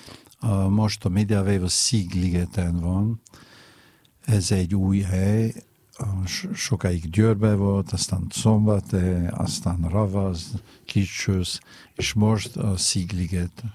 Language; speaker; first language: Hungarian; non-native, fluent; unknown